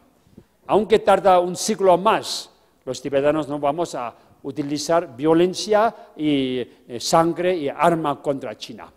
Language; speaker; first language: Spanish; non-native, fluent; Tibetan